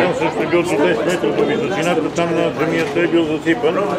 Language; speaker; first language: Russian; non-native, learner; Bulgarian